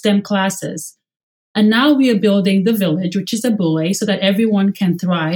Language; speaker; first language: English; non-native, local second language; Yoruba